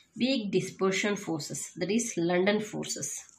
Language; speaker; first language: English; non-native, local second language; Kannada